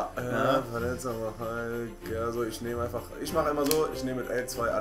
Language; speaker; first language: German; native; German